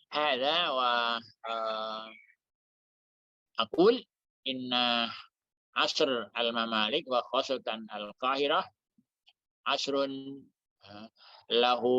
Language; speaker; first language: Arabic; non-native, fluent; Indonesian